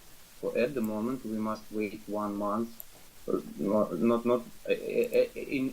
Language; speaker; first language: English; non-native, learner; Russian